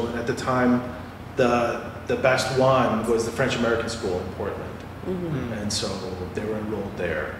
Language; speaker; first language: English; native; English